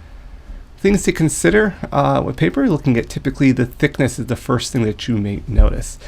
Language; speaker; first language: English; native; English